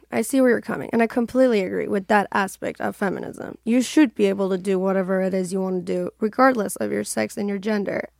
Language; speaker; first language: English; non-native, fluent; Persian